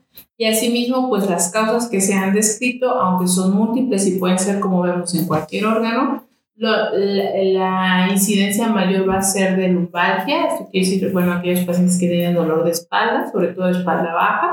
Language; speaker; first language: Spanish; native; Spanish